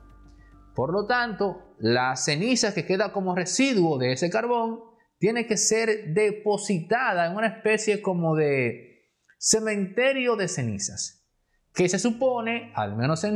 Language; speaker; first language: Spanish; native; Spanish